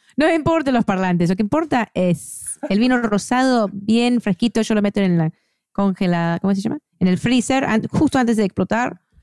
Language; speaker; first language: Spanish; non-native, fluent; English